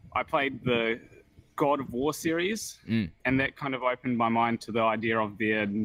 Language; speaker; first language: English; native; English